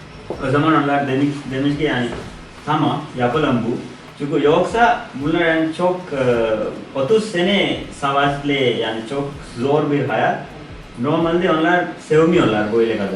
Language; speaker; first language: Turkish; non-native, learner; Sinhala